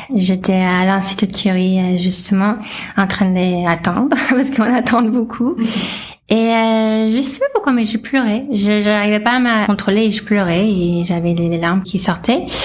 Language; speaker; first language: French; non-native, fluent; English